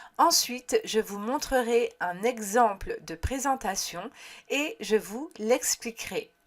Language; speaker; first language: French; native; French